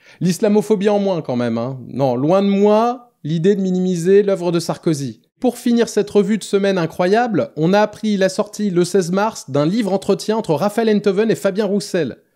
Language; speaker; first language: French; native; French